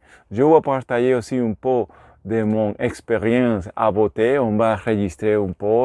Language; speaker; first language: French; non-native, learner; Spanish